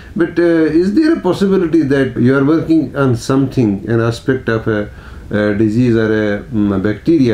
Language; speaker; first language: English; non-native, local second language; Kashmiri